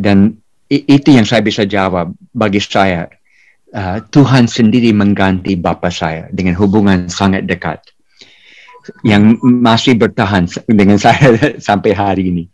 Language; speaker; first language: Indonesian; non-native, fluent; English